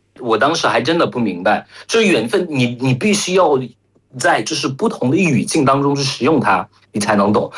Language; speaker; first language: Chinese; non-native, fluent; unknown